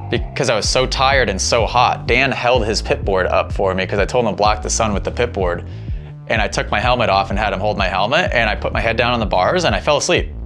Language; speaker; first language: English; native; English